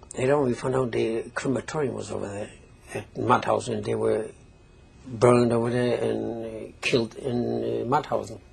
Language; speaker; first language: English; non-native, fluent; Polish